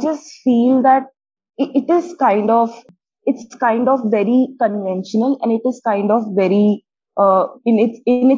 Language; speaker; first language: English; non-native, local second language; Hindi